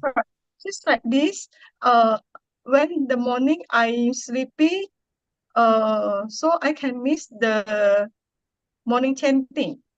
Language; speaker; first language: English; non-native, learner; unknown